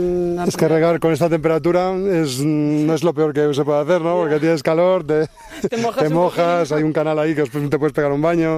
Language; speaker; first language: Spanish; native; Spanish